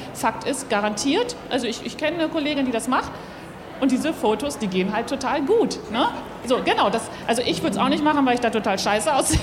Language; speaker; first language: German; native; German